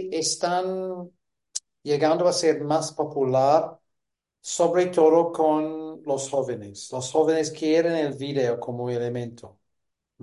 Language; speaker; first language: Spanish; non-native, fluent; English